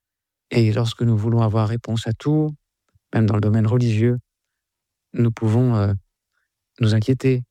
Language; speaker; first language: French; native; French